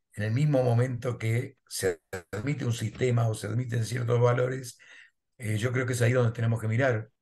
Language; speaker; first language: Spanish; native; Spanish